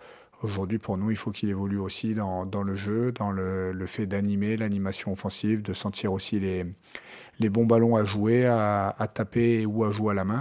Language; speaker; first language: French; native; French